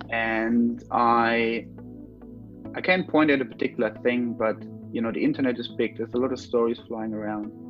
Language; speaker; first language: English; non-native, fluent; German